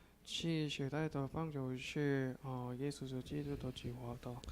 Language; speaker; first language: Chinese; non-native, learner; Korean